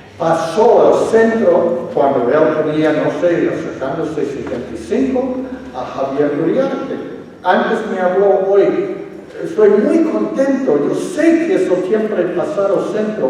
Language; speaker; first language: Spanish; non-native, fluent; English